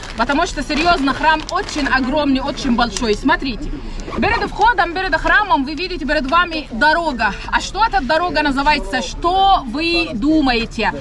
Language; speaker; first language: Russian; non-native, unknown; Arabic